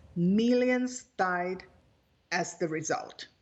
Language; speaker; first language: English; non-native, fluent; Chinese